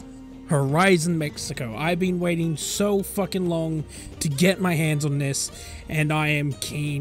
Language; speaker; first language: English; native; English